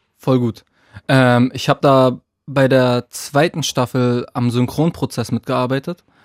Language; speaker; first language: German; early bilingual, other home language; Arabic